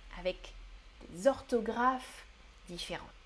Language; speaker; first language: French; native; French